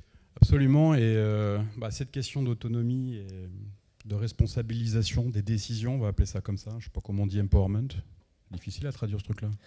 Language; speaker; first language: French; native; French